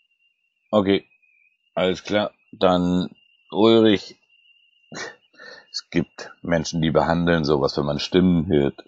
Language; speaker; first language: German; native; German